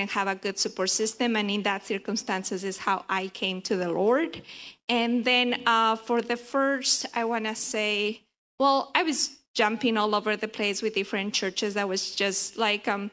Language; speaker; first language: English; non-native, fluent; Spanish